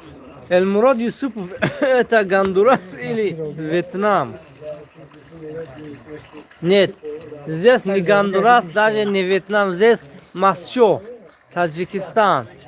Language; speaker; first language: Russian; non-native, local second language; Tajik